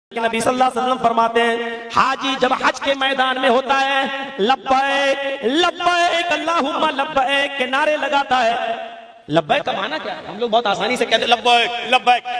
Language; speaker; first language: Urdu; native; Urdu